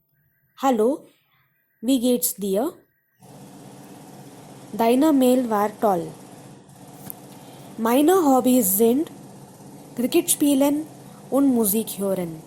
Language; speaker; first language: German; non-native, fluent; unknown